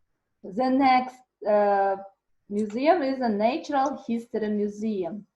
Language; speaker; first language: English; non-native, learner; Kazakh